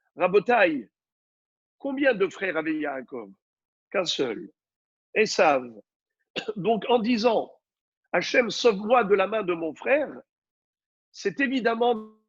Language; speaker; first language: French; native; French